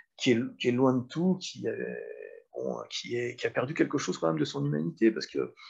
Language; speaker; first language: French; native; French